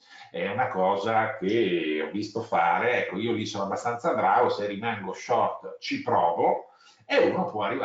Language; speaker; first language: Italian; native; Italian